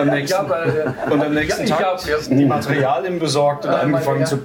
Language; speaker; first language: German; native; German